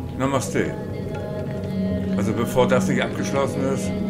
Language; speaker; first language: German; native; German